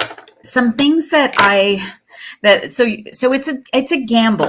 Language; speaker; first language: English; native; English